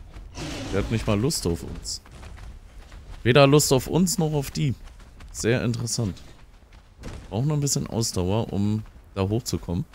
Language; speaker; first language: German; native; German